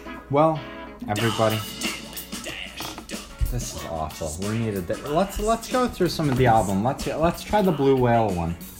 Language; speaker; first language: English; native; English